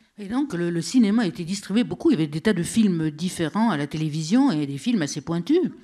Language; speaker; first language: French; native; French